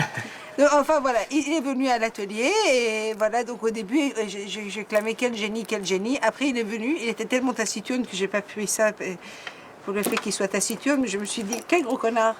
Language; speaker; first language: French; non-native, fluent; Persian